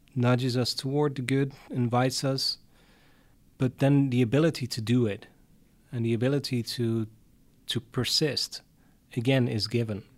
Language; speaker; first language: English; non-native, fluent; Dutch